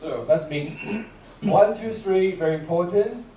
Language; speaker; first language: English; non-native, learner; Chinese